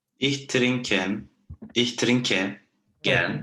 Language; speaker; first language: German; non-native, learner; Turkish